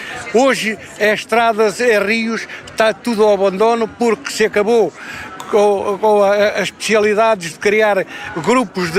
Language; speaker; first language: Portuguese; native; Portuguese